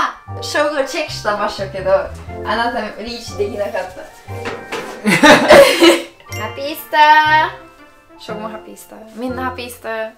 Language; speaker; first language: Japanese; non-native, fluent; English